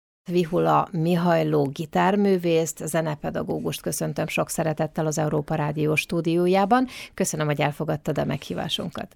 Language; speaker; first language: Hungarian; native; Hungarian